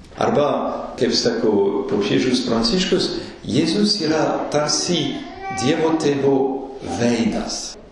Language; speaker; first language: Lithuanian; non-native, fluent; French